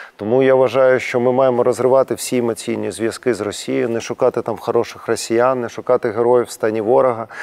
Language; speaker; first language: Ukrainian; native; Ukrainian